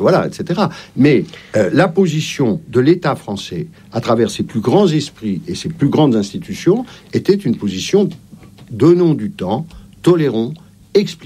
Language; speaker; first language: French; native; French